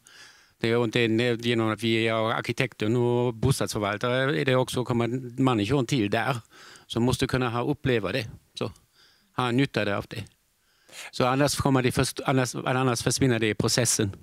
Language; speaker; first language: Swedish; non-native, fluent; German